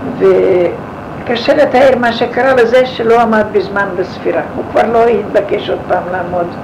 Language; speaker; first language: Hebrew; non-native, fluent; Yiddish